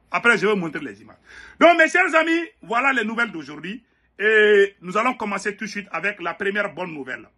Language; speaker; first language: French; non-native, local second language; Bambara